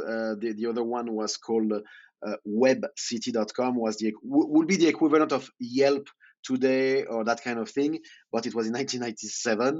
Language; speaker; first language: English; non-native, fluent; French